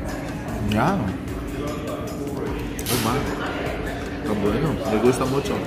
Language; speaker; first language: Spanish; non-native, learner; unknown